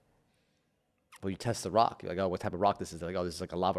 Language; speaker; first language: English; native; English